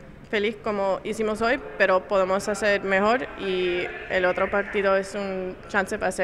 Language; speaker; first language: Spanish; early bilingual, heritage; English